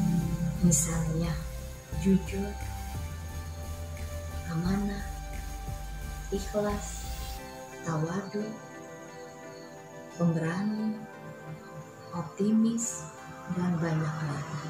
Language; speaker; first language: Indonesian; native; Indonesian